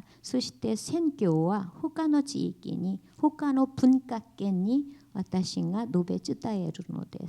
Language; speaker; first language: Japanese; non-native, learner; Korean